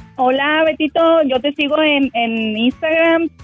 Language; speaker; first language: Spanish; native; Spanish